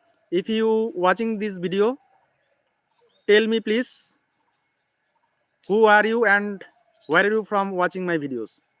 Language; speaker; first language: English; non-native, local second language; Bangla